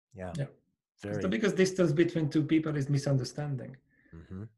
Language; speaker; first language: English; non-native, fluent; Hungarian